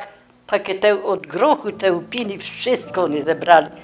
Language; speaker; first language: Polish; non-native, local second language; Kashubian